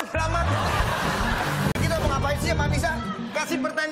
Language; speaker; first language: Indonesian; native; Indonesian